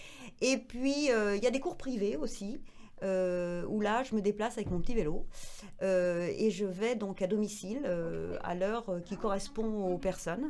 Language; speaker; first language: French; native; French